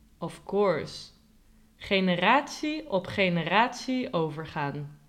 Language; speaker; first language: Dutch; native; Dutch